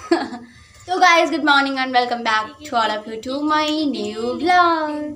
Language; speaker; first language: Hindi; non-native, local second language; Odia